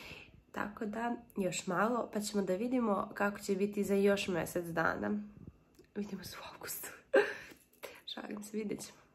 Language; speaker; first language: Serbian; early bilingual, heritage; Serbian